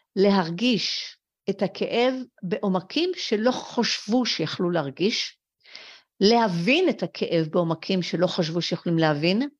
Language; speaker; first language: Hebrew; early bilingual, other home language; French